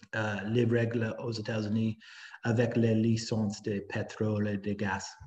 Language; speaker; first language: French; non-native, fluent; English